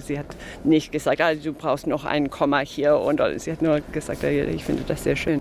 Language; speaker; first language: German; non-native, fluent; English